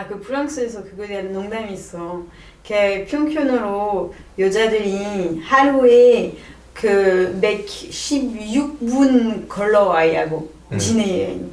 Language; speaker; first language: Korean; non-native, learner; French